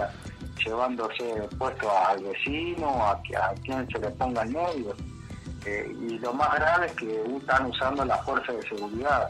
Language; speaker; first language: Spanish; native; Spanish